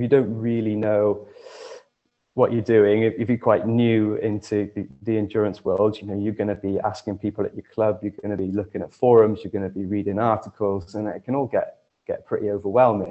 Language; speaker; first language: English; native; English